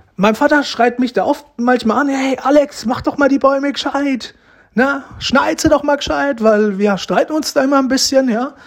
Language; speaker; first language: German; early bilingual, other home language; Romanian